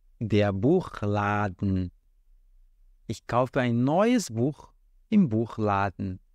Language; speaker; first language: German; non-native, fluent; Portuguese